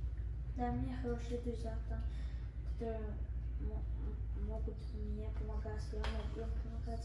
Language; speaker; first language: Russian; early bilingual, heritage; Russian